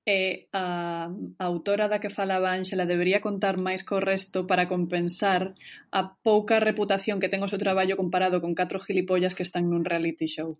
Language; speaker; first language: Galician; native; Galician